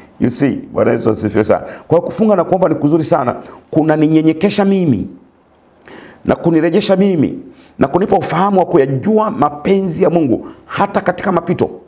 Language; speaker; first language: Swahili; native; Swahili